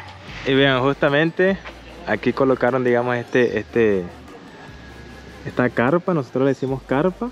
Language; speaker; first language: Spanish; native; Spanish